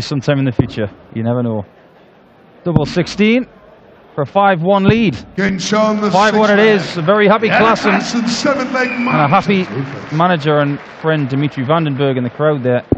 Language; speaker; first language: English; native; English